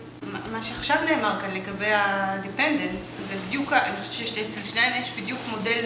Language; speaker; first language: Hebrew; native; Hebrew